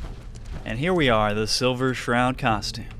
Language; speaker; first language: English; native; English